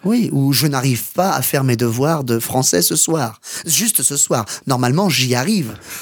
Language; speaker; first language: French; native; French